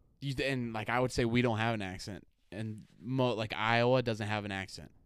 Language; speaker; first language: English; native; English